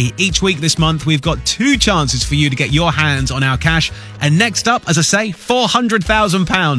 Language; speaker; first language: English; native; English